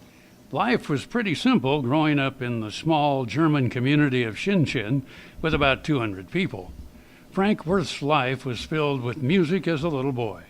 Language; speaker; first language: English; native; English